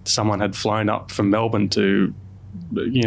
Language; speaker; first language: English; native; English